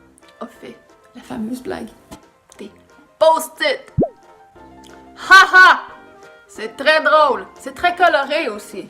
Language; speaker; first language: French; native; French